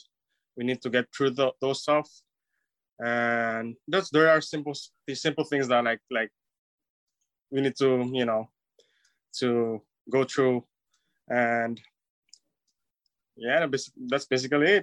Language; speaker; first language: English; non-native, local second language; Cebuano